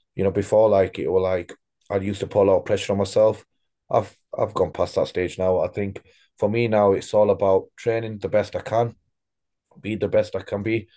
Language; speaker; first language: English; native; English